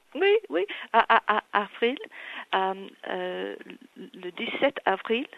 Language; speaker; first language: French; non-native, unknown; English